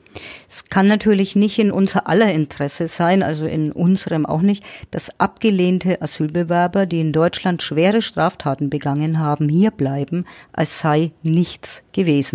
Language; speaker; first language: German; native; German